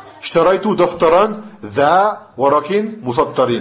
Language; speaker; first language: Arabic; non-native, fluent; French